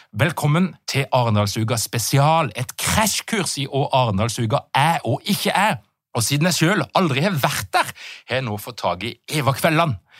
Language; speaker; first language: Norwegian; native; Norwegian